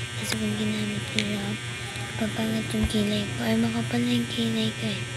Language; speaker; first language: Filipino; non-native, local second language; Cebuano